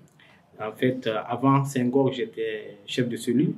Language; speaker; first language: French; non-native, local second language; Fula